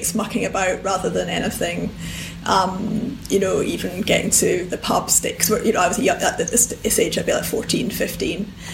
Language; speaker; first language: English; native; English